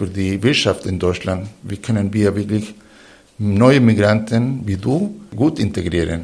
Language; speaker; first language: German; non-native, fluent; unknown